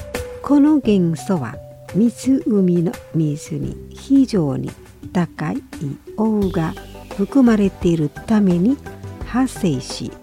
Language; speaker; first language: Japanese; non-native, fluent; Indonesian